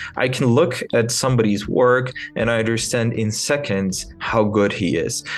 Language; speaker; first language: English; non-native, fluent; Ukrainian